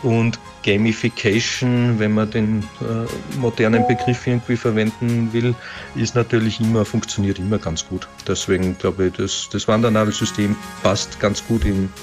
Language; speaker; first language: German; native; German